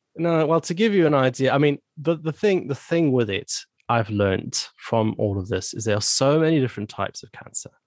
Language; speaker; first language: English; native; English